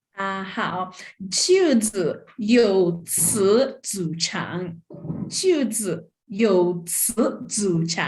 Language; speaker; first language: Chinese; non-native, learner; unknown